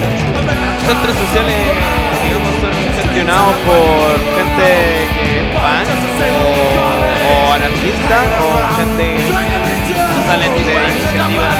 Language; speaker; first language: Spanish; native; Spanish